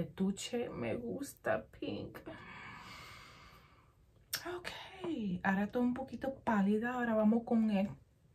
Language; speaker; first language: Spanish; early bilingual, heritage; Spanish